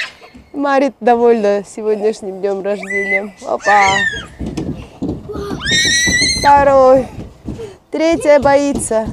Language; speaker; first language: Russian; native; Russian